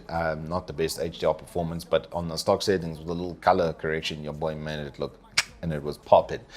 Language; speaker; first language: English; native; English